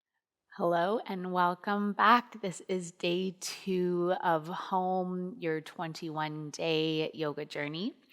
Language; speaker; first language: English; native; English